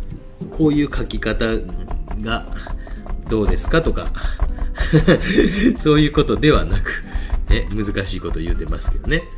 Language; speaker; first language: Japanese; native; Japanese